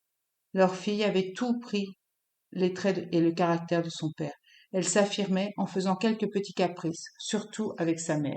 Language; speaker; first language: French; native; French